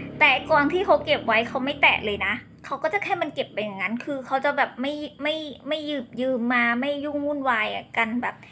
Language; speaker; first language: Thai; native; Thai